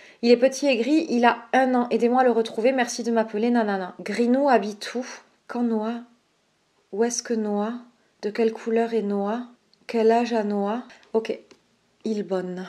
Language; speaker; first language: French; native; French